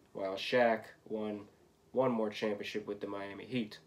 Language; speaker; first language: English; native; English